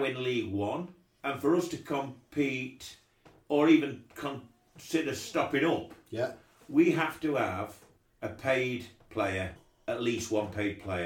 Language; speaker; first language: English; native; English